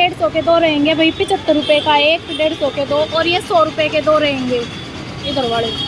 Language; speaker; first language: Hindi; native; Hindi